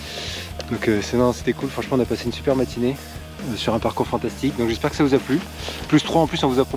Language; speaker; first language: French; native; French